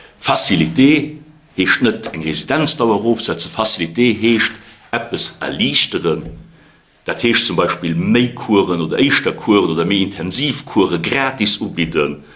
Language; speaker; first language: Luxembourgish; native; Luxembourgish